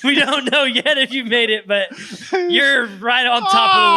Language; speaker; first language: English; native; English